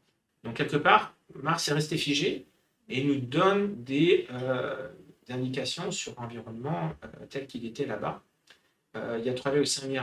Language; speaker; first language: French; native; French